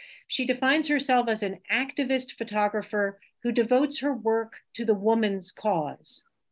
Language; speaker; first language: English; native; English